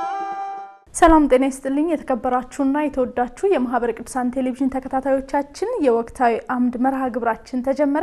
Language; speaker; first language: Amharic; native; Amharic